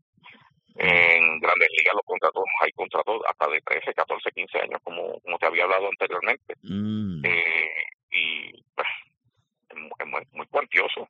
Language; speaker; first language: Spanish; native; Spanish